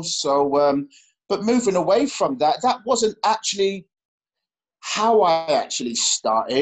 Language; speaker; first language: English; native; English